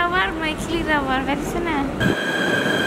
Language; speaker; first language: Turkish; non-native, learner; Indonesian